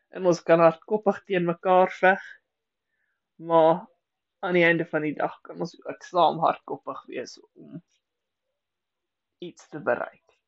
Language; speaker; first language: Afrikaans; native; Afrikaans